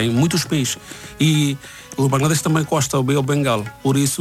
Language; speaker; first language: Portuguese; non-native, learner; Bangla